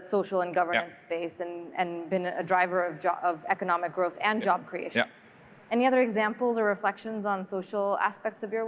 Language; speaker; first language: English; native; English